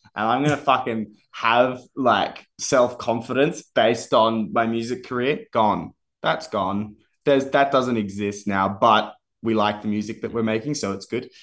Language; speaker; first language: English; native; English